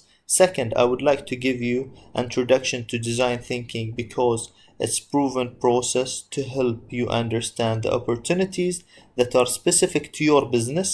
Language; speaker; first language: English; non-native, fluent; Arabic